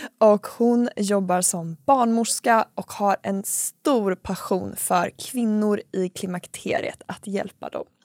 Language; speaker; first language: Swedish; native; Swedish